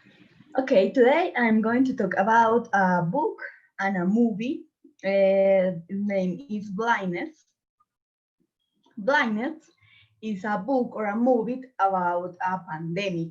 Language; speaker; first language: English; non-native, learner; Spanish